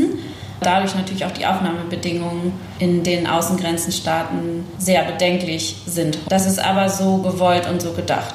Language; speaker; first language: German; native; German